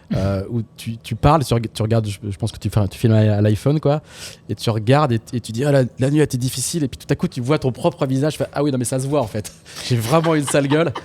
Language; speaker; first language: French; native; French